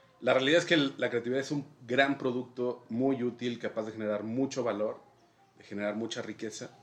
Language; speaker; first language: Spanish; native; Spanish